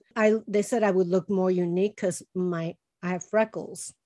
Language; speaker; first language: English; early bilingual, other home language; Spanish